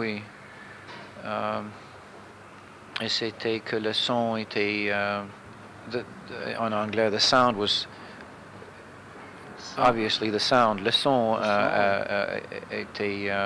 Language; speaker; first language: French; non-native, fluent; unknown